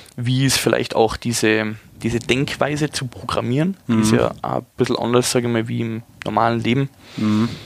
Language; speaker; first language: German; native; German